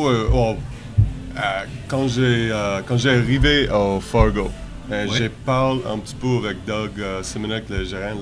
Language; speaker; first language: French; non-native, learner; English